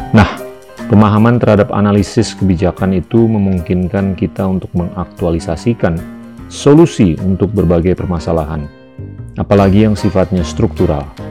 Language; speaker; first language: Indonesian; native; Indonesian